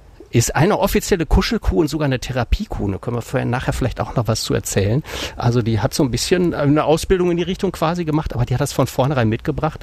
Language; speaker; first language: German; native; German